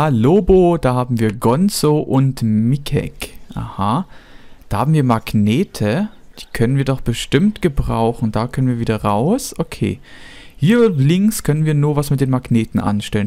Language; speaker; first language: German; native; German